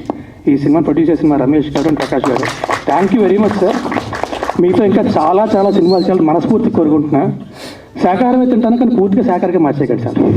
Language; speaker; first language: Telugu; native; Telugu